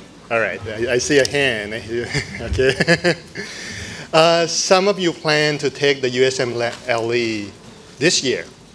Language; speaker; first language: English; non-native, fluent; Thai